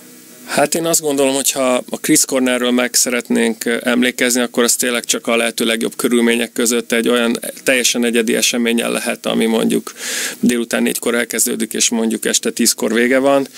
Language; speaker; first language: Hungarian; native; Hungarian